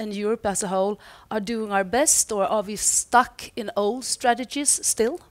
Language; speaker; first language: English; non-native, fluent; Swedish